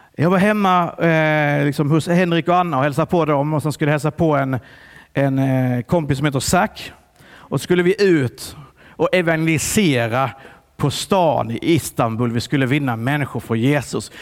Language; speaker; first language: Swedish; early bilingual, other home language; Italian